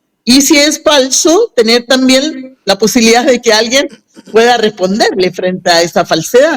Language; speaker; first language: Spanish; native; Spanish